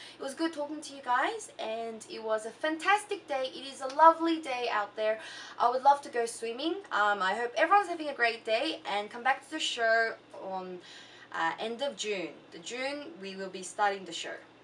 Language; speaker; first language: English; early bilingual, other home language; Korean